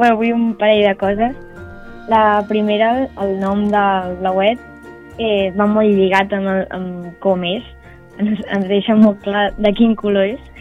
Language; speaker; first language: Catalan; native; Catalan